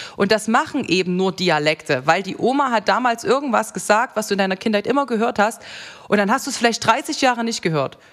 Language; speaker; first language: German; native; German